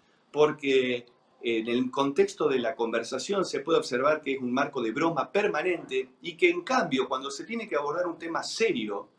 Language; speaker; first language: Spanish; native; Spanish